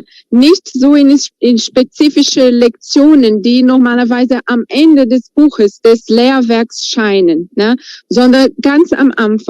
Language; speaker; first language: German; non-native, fluent; Portuguese